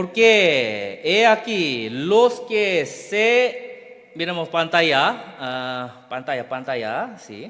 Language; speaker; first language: Spanish; non-native, fluent; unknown